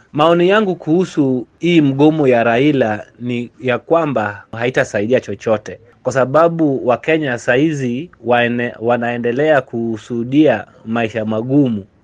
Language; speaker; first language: Swahili; non-native, local second language; Kamba